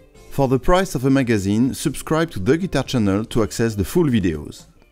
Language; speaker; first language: English; non-native, fluent; French